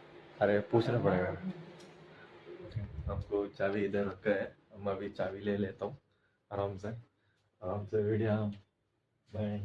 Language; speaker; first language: Hindi; non-native, local second language; Kannada